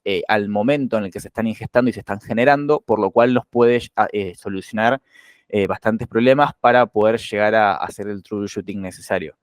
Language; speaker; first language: Spanish; native; Spanish